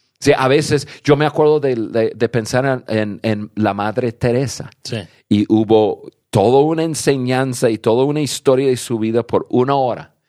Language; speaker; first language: Spanish; early bilingual, heritage; English